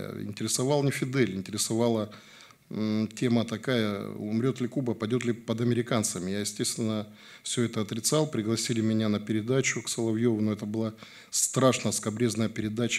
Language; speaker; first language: Russian; native; Russian